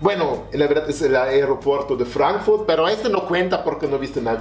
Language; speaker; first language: Spanish; non-native, fluent; German